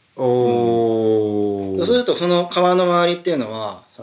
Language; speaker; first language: Japanese; native; Japanese